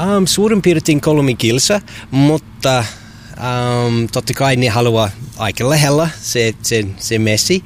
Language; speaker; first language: Finnish; non-native, learner; English